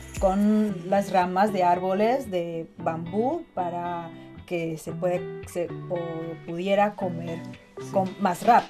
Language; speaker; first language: Spanish; non-native, fluent; Chinese